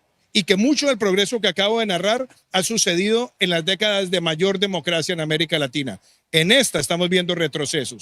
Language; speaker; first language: Spanish; native; Spanish